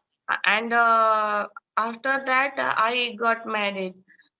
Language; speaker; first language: English; non-native, learner; Hindi